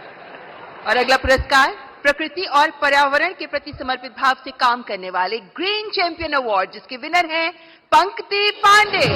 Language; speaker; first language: Hindi; native; Hindi